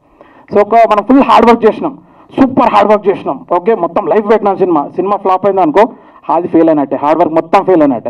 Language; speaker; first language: Telugu; native; Telugu